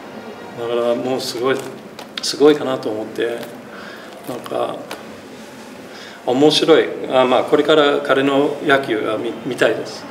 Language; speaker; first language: Japanese; non-native, fluent; English